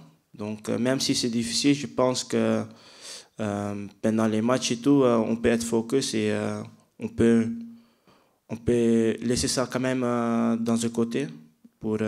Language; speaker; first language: French; non-native, fluent; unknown